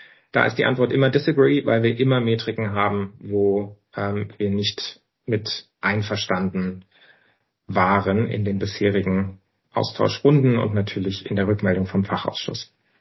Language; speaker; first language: German; native; German